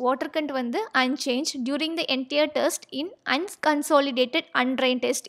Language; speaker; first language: English; non-native, local second language; Tamil